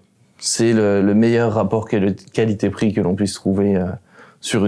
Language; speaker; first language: French; native; French